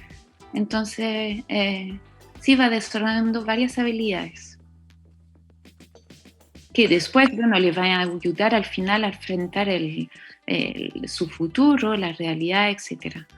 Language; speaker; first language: Spanish; non-native, fluent; French